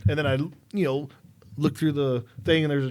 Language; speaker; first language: English; native; English